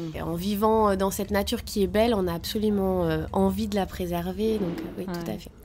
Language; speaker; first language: French; native; French